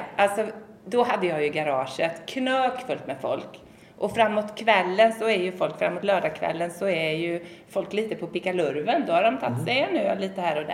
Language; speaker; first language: Swedish; native; Swedish